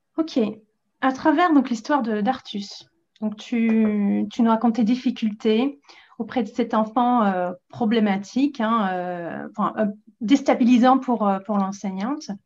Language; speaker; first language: French; non-native, fluent; English